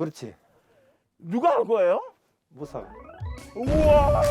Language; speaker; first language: Korean; non-native, learner; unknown